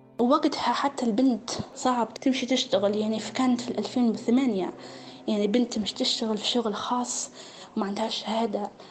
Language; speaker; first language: Arabic; native; Arabic